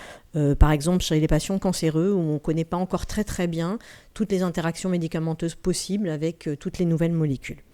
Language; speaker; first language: French; native; French